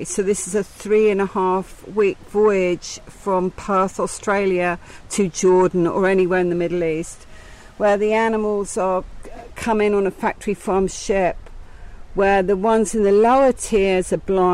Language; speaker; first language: English; native; English